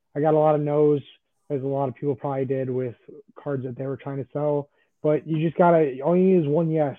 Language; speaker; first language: English; native; English